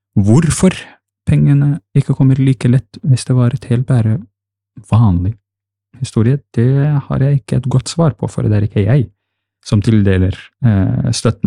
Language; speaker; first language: Norwegian; non-native, fluent; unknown